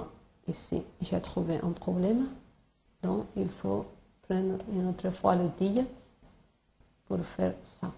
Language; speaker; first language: French; non-native, fluent; Spanish